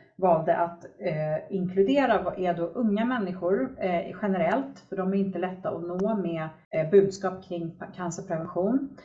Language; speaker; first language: Swedish; native; Swedish